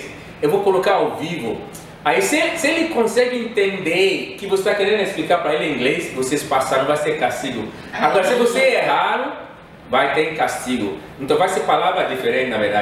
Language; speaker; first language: Portuguese; non-native, fluent; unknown